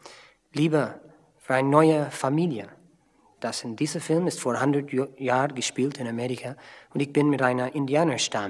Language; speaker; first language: German; non-native, learner; English